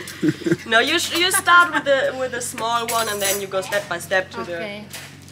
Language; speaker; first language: English; non-native, fluent; German